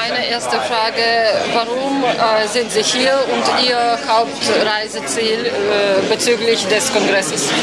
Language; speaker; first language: German; non-native, learner; Russian